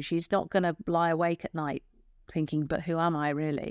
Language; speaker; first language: English; native; English